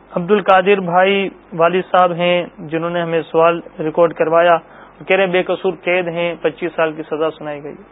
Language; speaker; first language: Urdu; native; Urdu